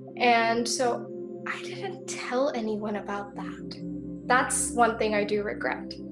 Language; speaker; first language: English; native; English